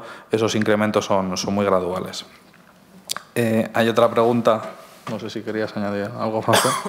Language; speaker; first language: Spanish; native; Spanish